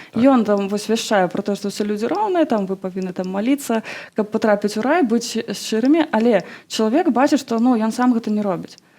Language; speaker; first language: Belarusian; non-native, local second language; Russian